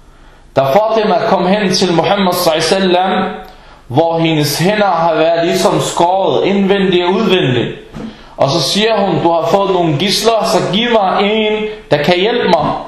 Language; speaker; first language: Danish; early bilingual, other home language; Arabic